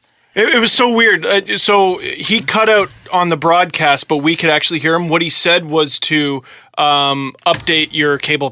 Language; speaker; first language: English; native; English